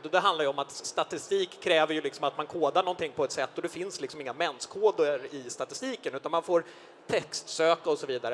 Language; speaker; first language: Swedish; native; Swedish